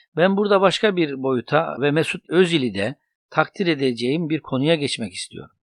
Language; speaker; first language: Turkish; native; Turkish